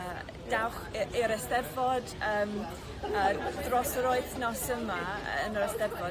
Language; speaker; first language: Welsh; non-native, learner; English